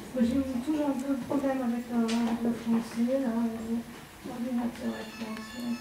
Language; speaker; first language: French; non-native, fluent; German